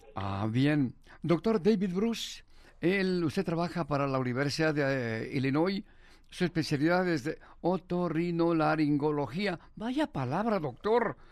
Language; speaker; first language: Spanish; native; Spanish